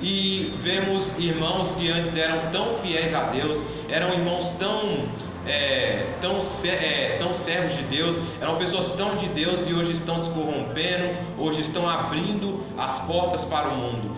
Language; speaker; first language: Portuguese; native; Portuguese